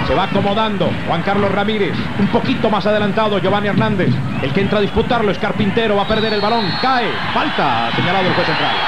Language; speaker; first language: Spanish; native; Spanish